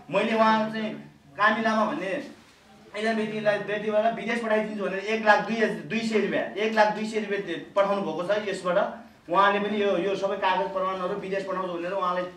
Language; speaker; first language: Nepali; native; Nepali